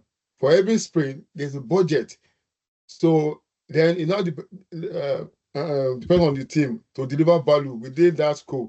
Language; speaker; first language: English; non-native, local second language; Yoruba